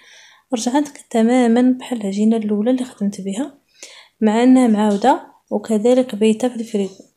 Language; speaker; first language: Arabic; native; Arabic